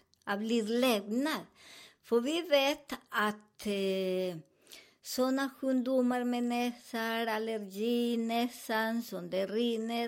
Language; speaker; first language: Swedish; non-native, learner; Spanish